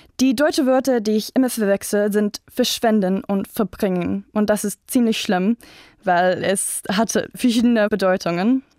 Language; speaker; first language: German; non-native, fluent; English